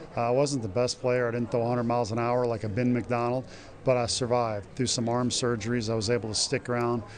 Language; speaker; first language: English; native; English